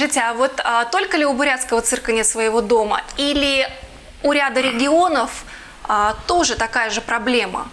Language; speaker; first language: Russian; native; Russian